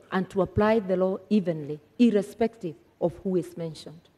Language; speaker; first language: English; non-native, local second language; Kikuyu